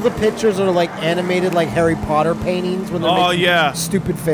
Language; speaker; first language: English; native; English